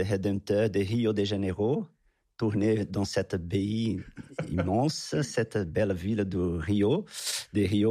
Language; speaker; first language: French; non-native, fluent; Portuguese